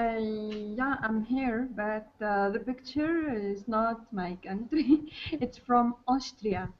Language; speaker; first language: English; non-native, learner; Arabic